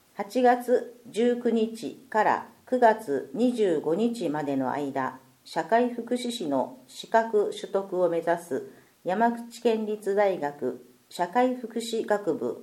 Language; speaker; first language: Japanese; native; Japanese